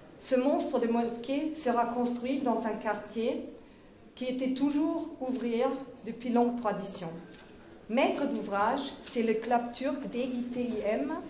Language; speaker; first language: French; non-native, fluent; German